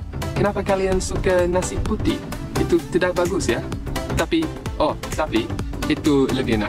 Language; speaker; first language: Indonesian; non-native, learner; English